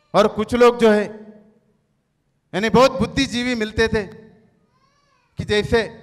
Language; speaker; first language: Hindi; non-native, local second language; Marathi